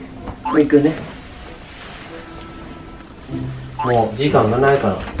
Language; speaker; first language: Japanese; non-native, fluent; Vietnamese